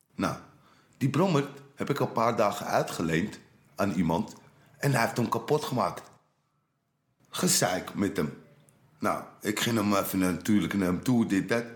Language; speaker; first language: Dutch; early bilingual, other home language; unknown